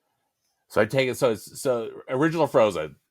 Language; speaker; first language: English; native; English